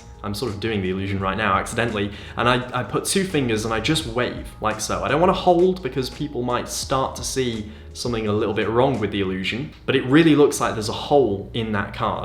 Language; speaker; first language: English; native; English